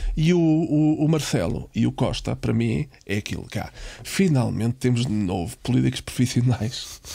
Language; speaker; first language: Portuguese; native; Portuguese